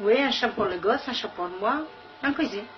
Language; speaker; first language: French; non-native, learner; Kabyle